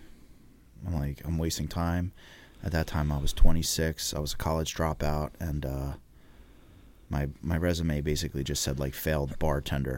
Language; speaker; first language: English; native; English